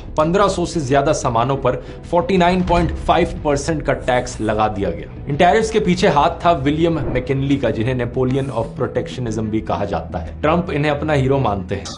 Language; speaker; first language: Hindi; native; Hindi